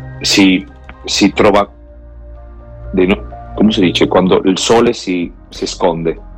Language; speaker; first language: Italian; non-native, learner; Spanish